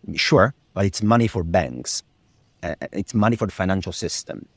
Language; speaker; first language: English; non-native, fluent; Italian